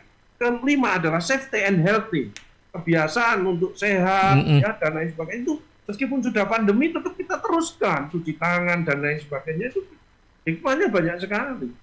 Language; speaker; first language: Indonesian; native; Indonesian